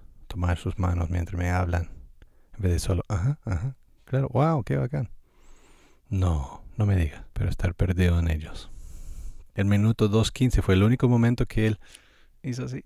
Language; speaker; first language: Spanish; non-native, fluent; English